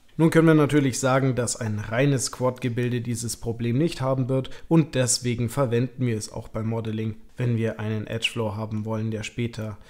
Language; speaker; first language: German; native; German